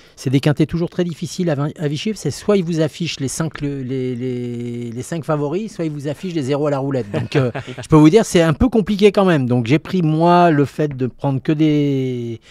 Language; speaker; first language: French; native; French